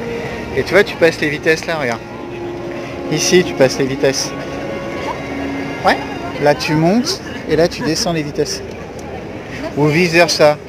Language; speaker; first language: French; native; French